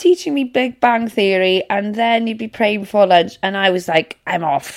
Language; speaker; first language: English; non-native, local second language; Welsh